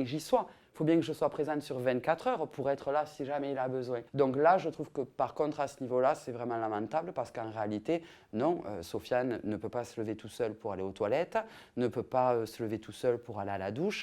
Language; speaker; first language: French; native; French